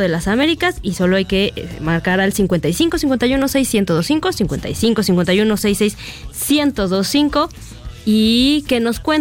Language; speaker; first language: Spanish; native; Spanish